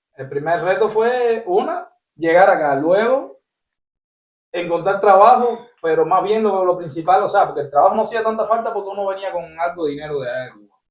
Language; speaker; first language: Spanish; native; Spanish